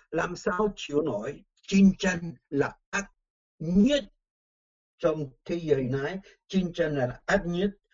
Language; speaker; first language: Vietnamese; non-native, fluent; French